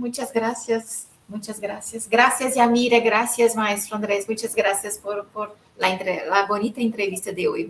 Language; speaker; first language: Spanish; non-native, fluent; Portuguese